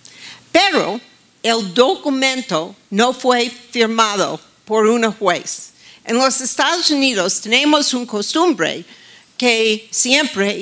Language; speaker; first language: Spanish; non-native, fluent; English